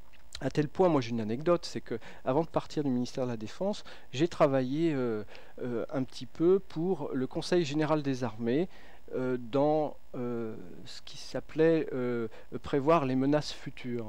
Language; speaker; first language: French; native; French